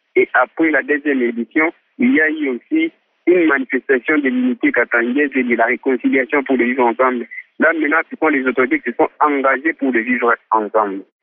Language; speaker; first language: French; non-native, local second language; Swahili